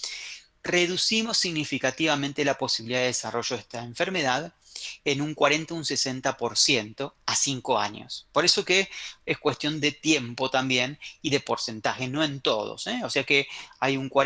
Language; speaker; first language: Spanish; native; Spanish